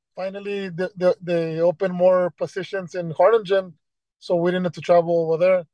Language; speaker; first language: English; native; English